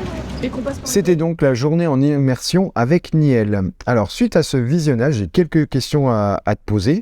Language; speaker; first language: French; native; French